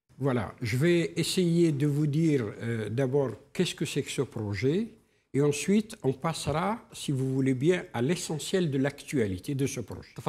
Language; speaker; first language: French; non-native, local second language; Arabic